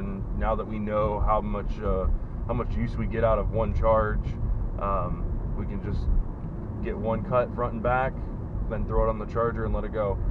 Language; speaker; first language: English; native; English